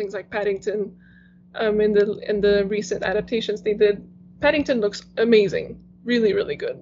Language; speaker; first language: English; non-native, fluent; French